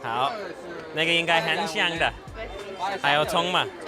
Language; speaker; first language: Chinese; non-native, learner; English